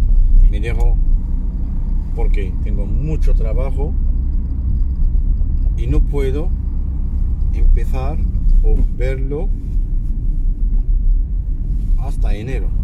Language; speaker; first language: Spanish; non-native, fluent; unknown